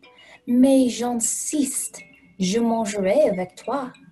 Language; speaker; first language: French; non-native, learner; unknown